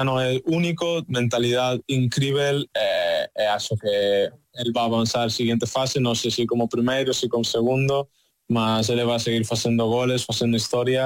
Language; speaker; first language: Portuguese; non-native, fluent; Spanish